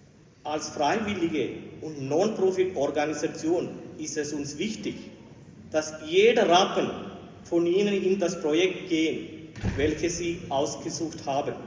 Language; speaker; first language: German; non-native, fluent; Malayalam